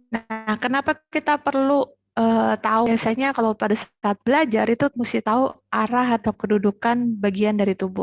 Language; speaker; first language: Indonesian; native; Indonesian